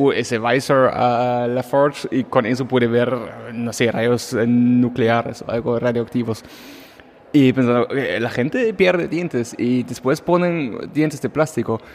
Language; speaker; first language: Spanish; non-native, fluent; German